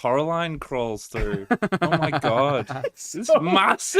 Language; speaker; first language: English; native; English